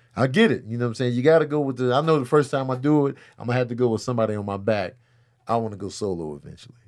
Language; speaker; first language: English; early bilingual, other home language; Yoruba